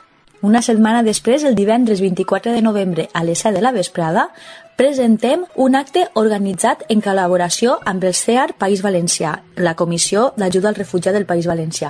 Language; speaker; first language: Catalan; native; Catalan